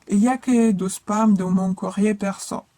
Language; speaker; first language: French; non-native, fluent; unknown